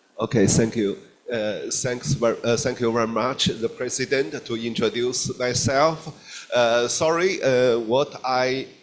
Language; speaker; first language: English; non-native, fluent; Indonesian